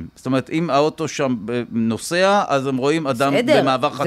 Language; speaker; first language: Hebrew; native; Hebrew